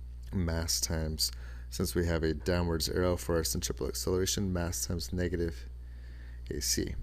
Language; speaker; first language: English; native; English